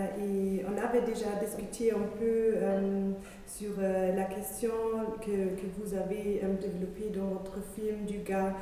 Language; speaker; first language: French; non-native, fluent; German